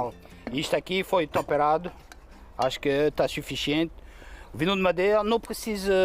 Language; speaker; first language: Portuguese; non-native, learner; French